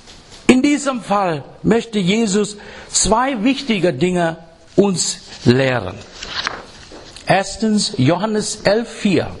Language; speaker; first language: German; non-native, learner; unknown